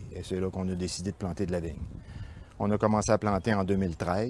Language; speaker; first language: French; native; French